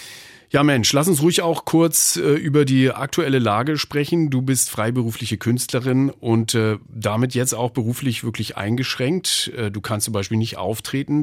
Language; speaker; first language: German; native; German